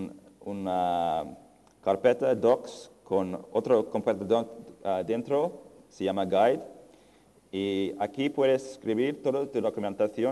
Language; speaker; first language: Spanish; non-native, fluent; English